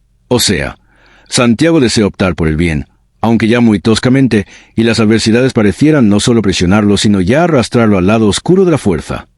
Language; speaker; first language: Spanish; native; Spanish